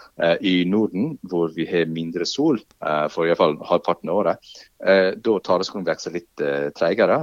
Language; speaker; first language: Norwegian; non-native, fluent; English